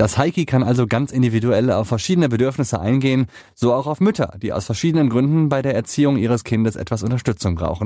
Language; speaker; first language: German; native; German